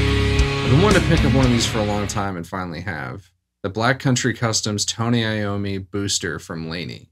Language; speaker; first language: English; native; English